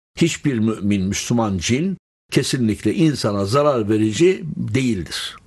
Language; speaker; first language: Turkish; native; Turkish